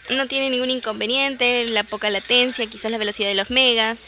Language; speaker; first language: Spanish; native; Spanish